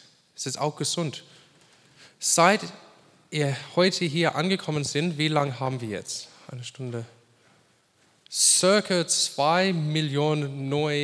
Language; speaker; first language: German; non-native, fluent; English